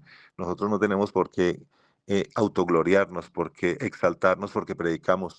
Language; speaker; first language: Spanish; native; Spanish